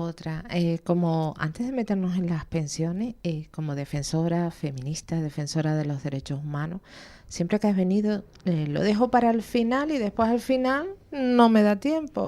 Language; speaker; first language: Spanish; native; Spanish